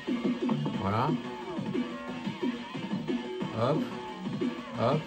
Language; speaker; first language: French; native; French